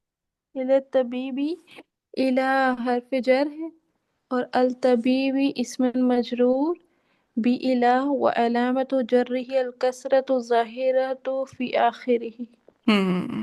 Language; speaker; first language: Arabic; non-native, learner; Urdu